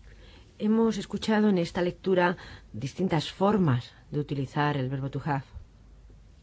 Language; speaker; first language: Spanish; native; Spanish